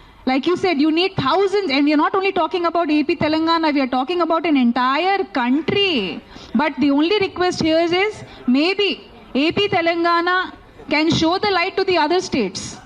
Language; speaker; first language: English; non-native, local second language; Telugu